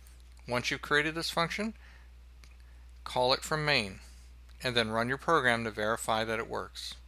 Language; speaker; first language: English; native; English